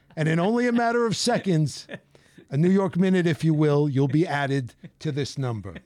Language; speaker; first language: English; native; English